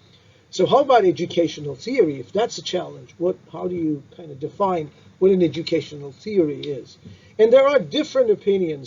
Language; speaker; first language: English; non-native, fluent; Turkish